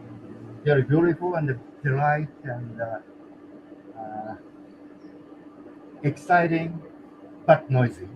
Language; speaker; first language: English; non-native, learner; Japanese